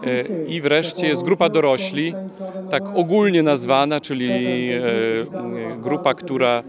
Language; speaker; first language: Polish; native; Polish